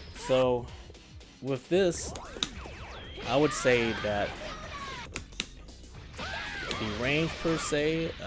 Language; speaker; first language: English; native; English